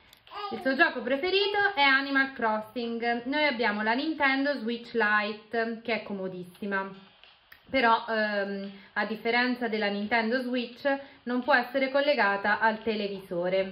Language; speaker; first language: Italian; native; Italian